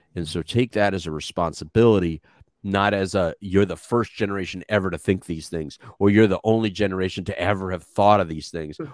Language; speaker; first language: English; native; English